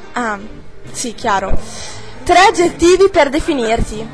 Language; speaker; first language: Italian; native; Italian